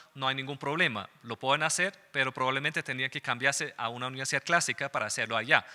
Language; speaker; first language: Spanish; non-native, fluent; German